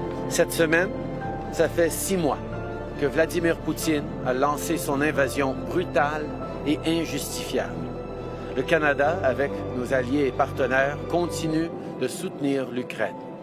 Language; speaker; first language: French; early bilingual, heritage; French